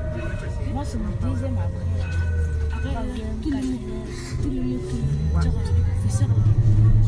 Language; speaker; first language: French; native; French